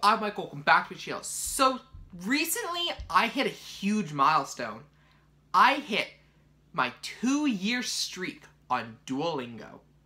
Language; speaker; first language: English; native; English